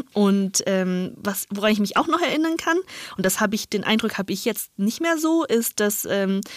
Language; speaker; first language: German; non-native, fluent; Chinese